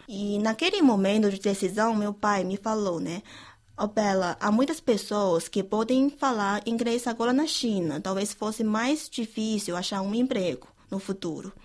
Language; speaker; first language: Portuguese; non-native, fluent; Chinese